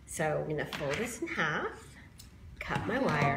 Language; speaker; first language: English; native; English